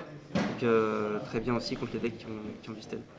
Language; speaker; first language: French; native; French